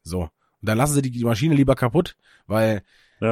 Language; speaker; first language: German; native; German